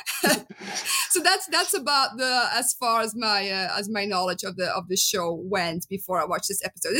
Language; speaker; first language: English; non-native, fluent; Dutch